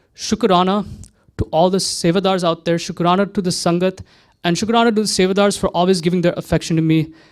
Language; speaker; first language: English; early bilingual, other home language; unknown